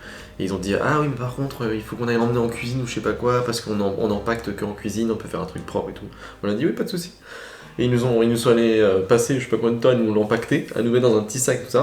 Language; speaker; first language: French; native; French